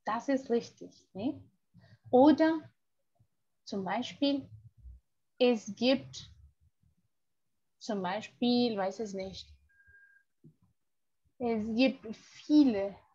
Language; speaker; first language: German; non-native, fluent; Spanish